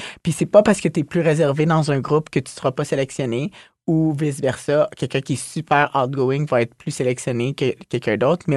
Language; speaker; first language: French; native; French